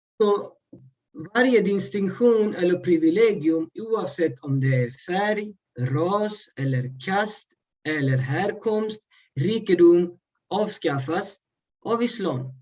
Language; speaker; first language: Swedish; early bilingual, other home language; Urdu